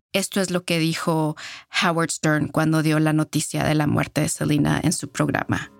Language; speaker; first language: Spanish; early bilingual, heritage; Spanish